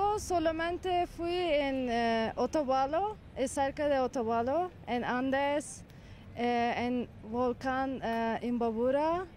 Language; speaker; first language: Spanish; non-native, learner; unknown